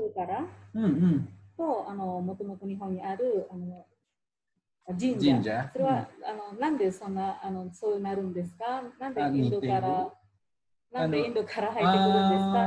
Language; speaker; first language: Japanese; non-native, fluent; Indonesian